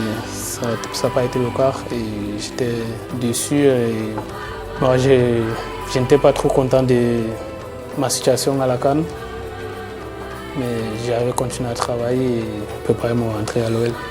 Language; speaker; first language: French; non-native, local second language; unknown